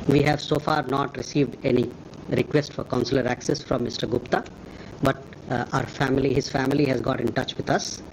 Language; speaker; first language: English; non-native, local second language; Hindi